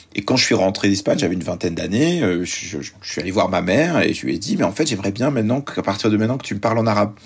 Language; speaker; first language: French; early bilingual, other home language; Arabic